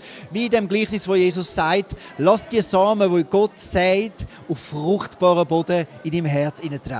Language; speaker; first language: German; native; German